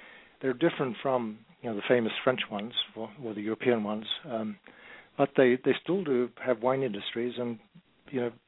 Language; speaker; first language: English; native; English